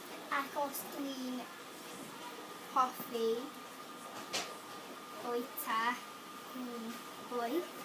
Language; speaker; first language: Welsh; non-native, local second language; English